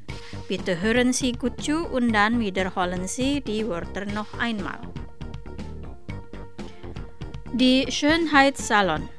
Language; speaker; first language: German; non-native, fluent; Indonesian